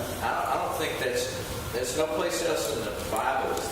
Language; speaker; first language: English; native; English